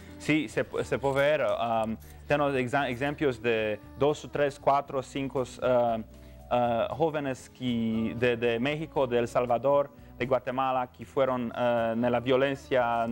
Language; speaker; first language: Spanish; non-native, learner; Romanian